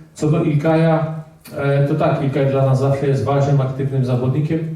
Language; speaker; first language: Polish; early bilingual, heritage; Polish